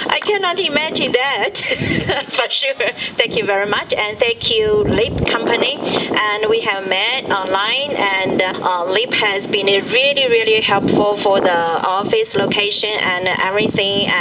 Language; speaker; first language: English; non-native, learner; Chinese